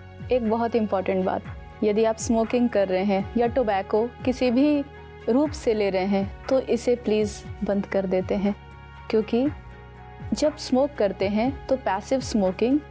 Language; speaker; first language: Hindi; native; Hindi